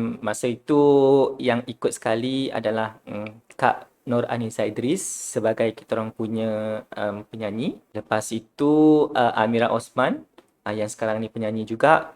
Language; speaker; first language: Malay; native; Malay